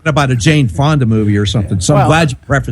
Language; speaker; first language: English; native; English